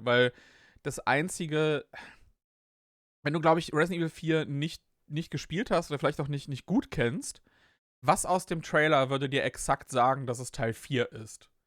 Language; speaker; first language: German; native; German